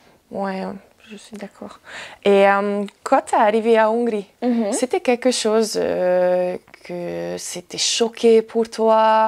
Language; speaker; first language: French; non-native, learner; Hungarian